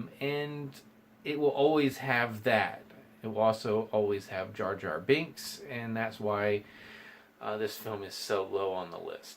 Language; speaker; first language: English; native; English